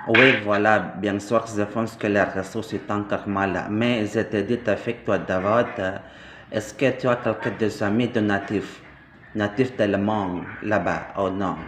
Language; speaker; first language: French; non-native, learner; Indonesian